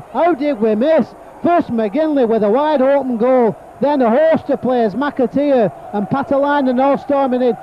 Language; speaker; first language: English; native; English